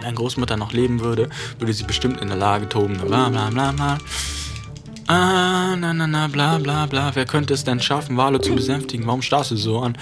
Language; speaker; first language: German; native; German